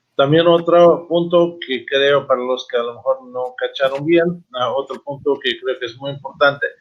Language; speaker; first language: Spanish; non-native, fluent; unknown